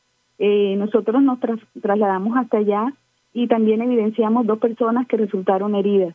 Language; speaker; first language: Spanish; native; Spanish